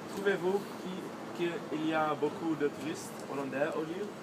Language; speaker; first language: French; non-native, learner; Dutch